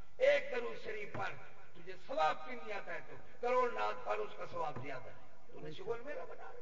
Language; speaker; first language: Urdu; non-native, local second language; Punjabi